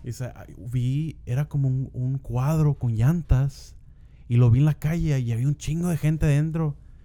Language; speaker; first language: Spanish; early bilingual, heritage; Spanish